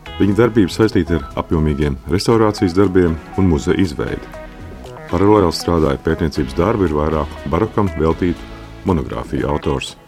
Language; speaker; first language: Latvian; native; Latvian